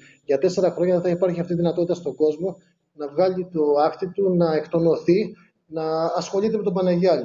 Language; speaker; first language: Greek; native; Greek